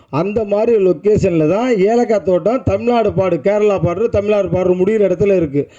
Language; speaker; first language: Tamil; native; Tamil